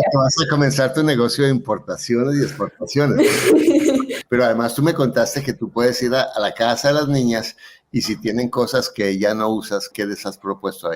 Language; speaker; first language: Spanish; native; Spanish